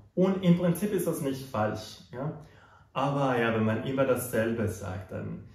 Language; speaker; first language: German; non-native, fluent; Spanish